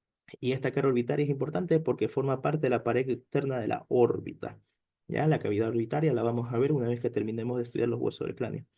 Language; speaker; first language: Spanish; native; Spanish